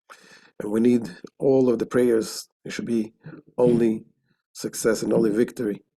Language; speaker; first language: English; non-native, fluent; Hebrew